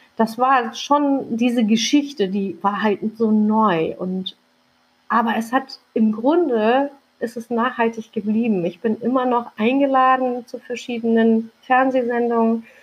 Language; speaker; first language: German; early bilingual, other home language; Turkish